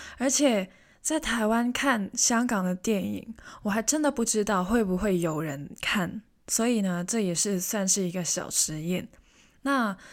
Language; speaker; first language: Chinese; non-native, local second language; Cantonese